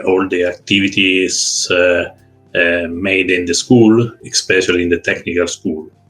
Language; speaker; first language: English; non-native, learner; Italian